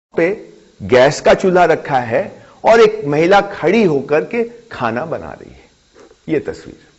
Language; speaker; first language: Hindi; native; Hindi